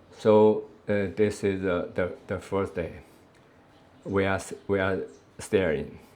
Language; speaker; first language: English; non-native, learner; Chinese